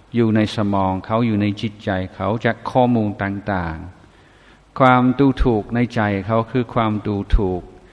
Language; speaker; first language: Thai; non-native, fluent; English